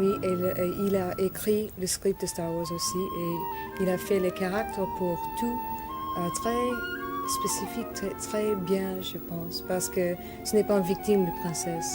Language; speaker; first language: French; non-native, learner; English